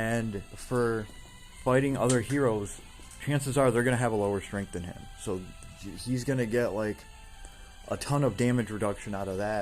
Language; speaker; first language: English; native; English